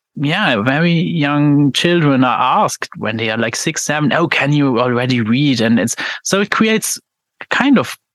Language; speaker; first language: English; non-native, fluent; Luxembourgish